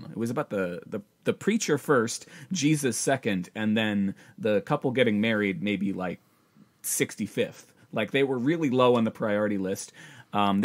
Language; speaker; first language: English; native; English